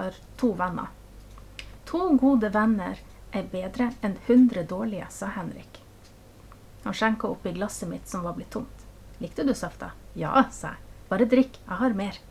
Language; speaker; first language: Norwegian; native; Norwegian